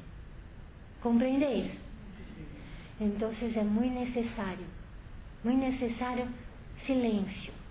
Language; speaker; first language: Spanish; non-native, fluent; Portuguese